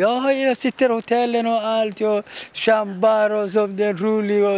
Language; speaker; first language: Swedish; non-native, learner; Somali